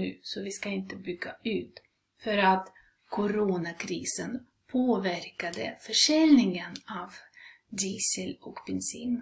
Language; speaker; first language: Swedish; non-native, fluent; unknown